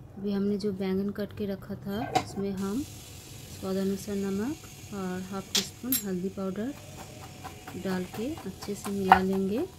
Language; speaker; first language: Hindi; non-native, local second language; Bangla